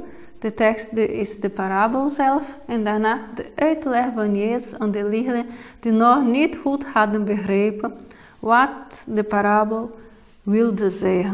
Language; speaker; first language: Dutch; non-native, fluent; Portuguese